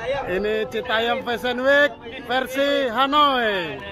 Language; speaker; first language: Indonesian; native; Indonesian